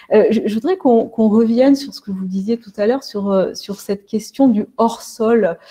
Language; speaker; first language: French; native; French